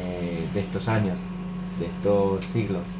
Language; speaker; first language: Spanish; non-native, fluent; Romanian